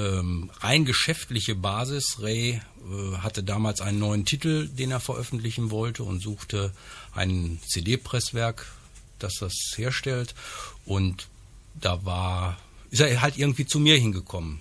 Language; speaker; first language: German; native; German